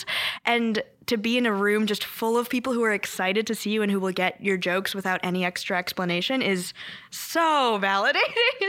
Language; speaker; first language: English; early bilingual, other home language; Korean